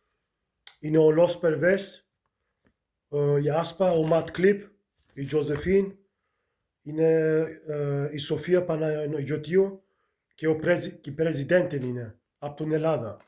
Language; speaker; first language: Greek; early bilingual, heritage; Greek